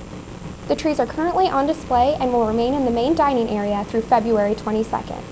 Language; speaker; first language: English; native; English